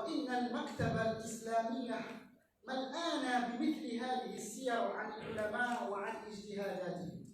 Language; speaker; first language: Arabic; native; Arabic